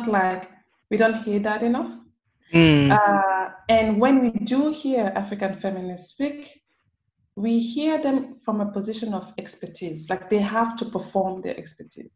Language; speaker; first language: English; non-native, local second language; French